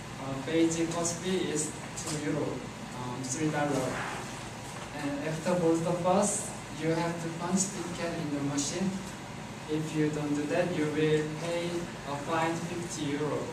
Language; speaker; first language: English; non-native, learner; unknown